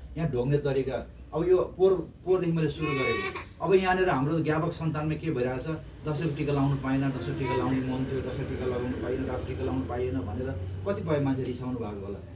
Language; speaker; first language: Nepali; non-native, local second language; Eastern Tamang